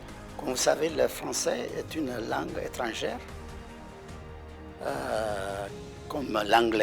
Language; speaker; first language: French; non-native, fluent; Amharic